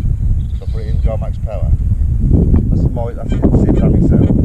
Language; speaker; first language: English; native; English